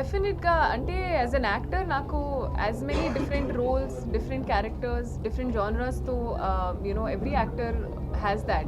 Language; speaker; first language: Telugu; non-native, learner; Hindi